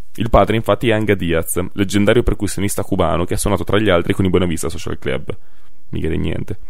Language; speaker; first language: Italian; native; Italian